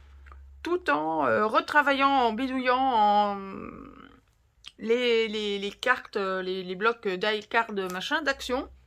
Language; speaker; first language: French; native; French